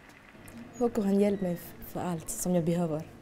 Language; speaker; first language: Swedish; non-native, learner; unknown